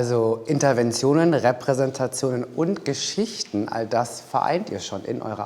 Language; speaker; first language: German; native; German